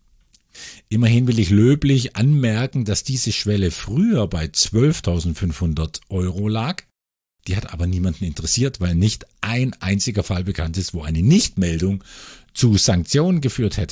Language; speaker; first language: German; native; German